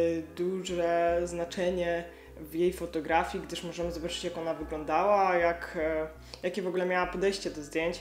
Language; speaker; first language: Polish; native; Polish